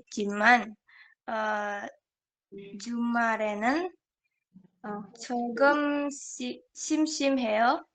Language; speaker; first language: Korean; non-native, learner; Indonesian